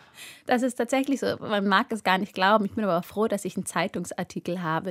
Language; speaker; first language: German; early bilingual, other home language; Amharic